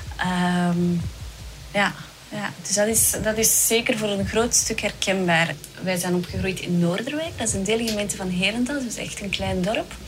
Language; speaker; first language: Dutch; native; Dutch